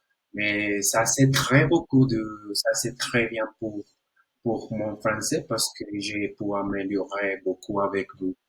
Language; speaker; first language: French; non-native, learner; Spanish